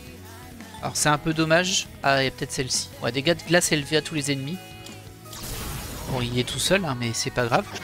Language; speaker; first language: French; native; French